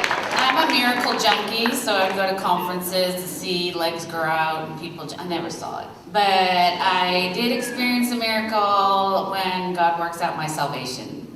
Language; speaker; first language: English; native; English